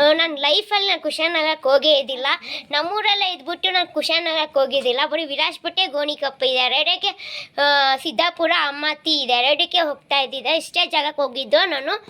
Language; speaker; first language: Kannada; non-native, local second language; Kodava